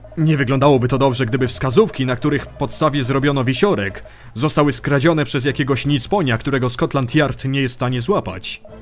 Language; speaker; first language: Polish; early bilingual, heritage; Polish